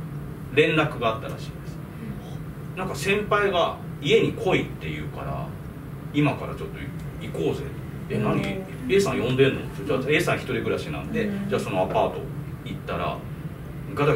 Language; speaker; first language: Japanese; native; Japanese